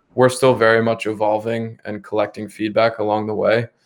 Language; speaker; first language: English; native; English